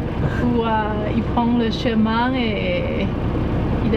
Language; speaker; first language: French; non-native, learner; Thai